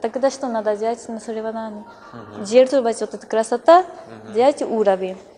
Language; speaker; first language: Russian; non-native, fluent; Japanese